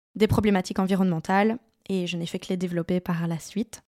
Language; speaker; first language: French; native; French